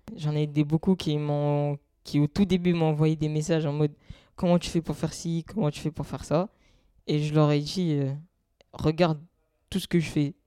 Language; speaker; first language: French; native; French